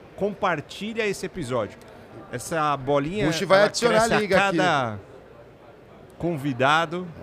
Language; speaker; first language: Portuguese; native; Portuguese